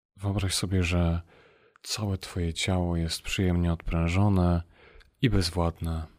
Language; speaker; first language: Polish; native; Polish